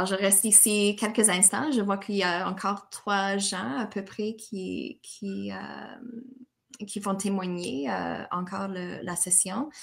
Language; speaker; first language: French; non-native, fluent; English